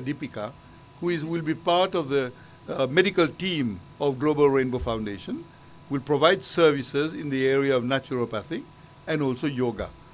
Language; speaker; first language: English; non-native, local second language; Morisyen